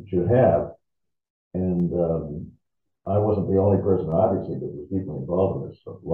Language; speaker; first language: English; native; English